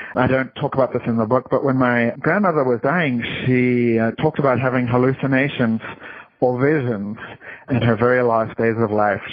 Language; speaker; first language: English; native; English